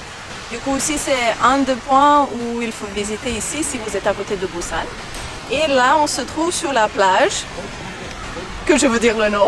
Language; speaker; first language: French; non-native, learner; Croatian